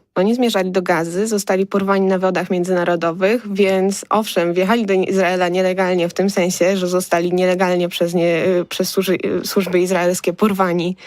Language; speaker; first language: Polish; native; Polish